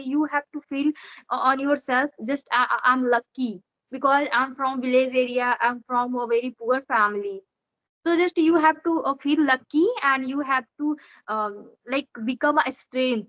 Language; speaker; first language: English; non-native, learner; Odia